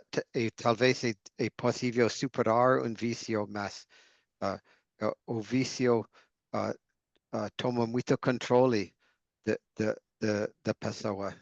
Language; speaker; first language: Portuguese; non-native, learner; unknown